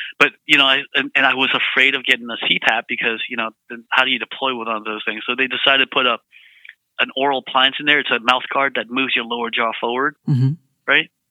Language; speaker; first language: English; early bilingual, other home language; Vietnamese